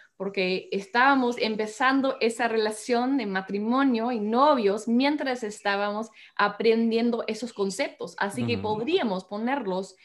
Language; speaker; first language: Spanish; non-native, fluent; English